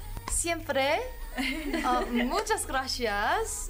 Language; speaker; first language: Spanish; non-native, learner; Korean